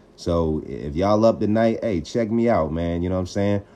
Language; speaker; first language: English; native; English